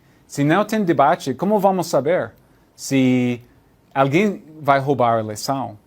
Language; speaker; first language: Portuguese; non-native, learner; English